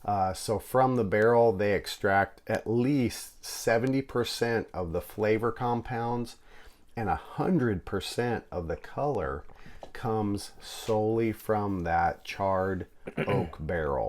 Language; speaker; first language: English; native; English